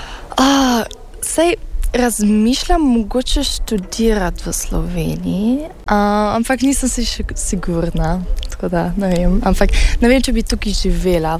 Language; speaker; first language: Slovenian; early bilingual, heritage; Slovenian